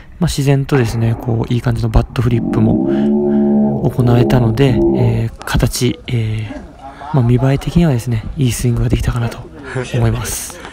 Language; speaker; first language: Japanese; native; Japanese